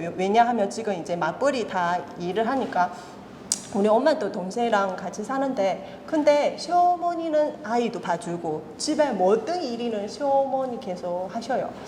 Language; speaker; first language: Korean; non-native, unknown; Chinese